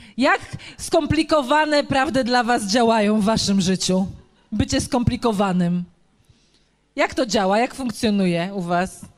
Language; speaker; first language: Polish; native; Polish